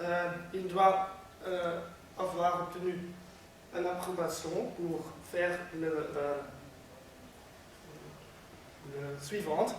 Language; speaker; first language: French; non-native, learner; Dutch